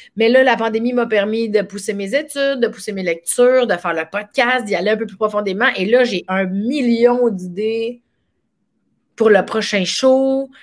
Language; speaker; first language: French; native; French